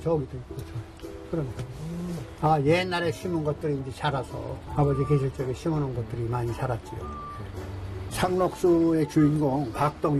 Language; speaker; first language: Korean; native; Korean